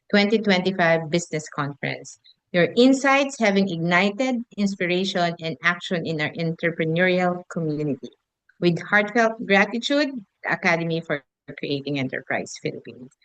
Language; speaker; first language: English; non-native, local second language; Filipino